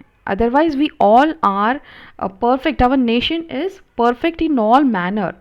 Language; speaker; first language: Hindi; non-native, local second language; Marathi